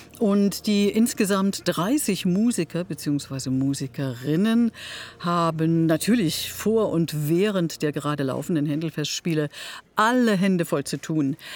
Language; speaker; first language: German; native; German